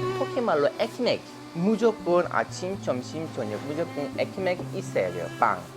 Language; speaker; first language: Korean; non-native, learner; Turkish